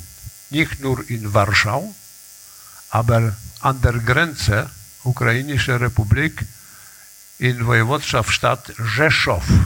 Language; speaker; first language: German; non-native, learner; Polish